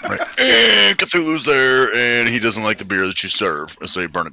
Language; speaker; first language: English; native; English